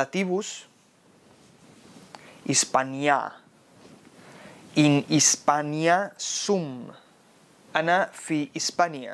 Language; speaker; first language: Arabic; non-native, fluent; Spanish